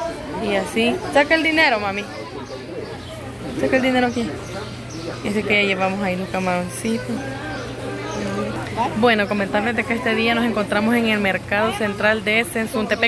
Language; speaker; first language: Spanish; native; Spanish